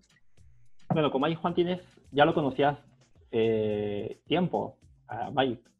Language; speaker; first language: Spanish; native; Spanish